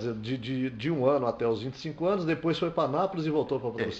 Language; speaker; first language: Portuguese; native; Portuguese